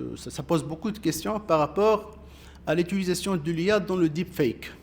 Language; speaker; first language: French; non-native, local second language; Arabic